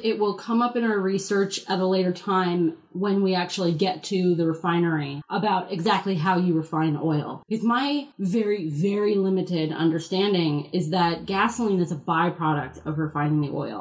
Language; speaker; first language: English; native; English